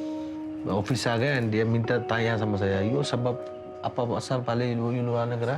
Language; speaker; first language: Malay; non-native, learner; Rohingya